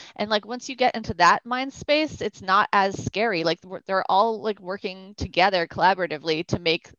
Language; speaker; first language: English; native; English